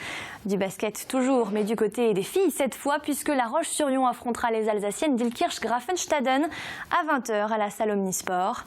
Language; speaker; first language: French; native; French